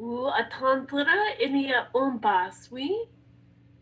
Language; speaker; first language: French; non-native, learner; Spanish